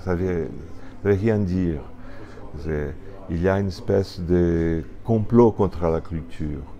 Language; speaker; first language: French; non-native, fluent; Portuguese